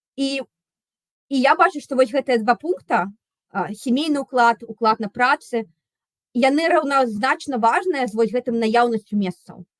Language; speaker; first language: Belarusian; non-native, local second language; Russian